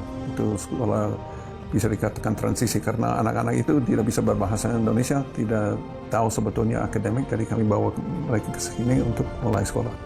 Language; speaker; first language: Indonesian; non-native, fluent; English